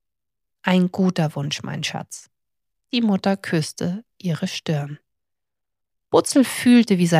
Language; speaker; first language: German; native; German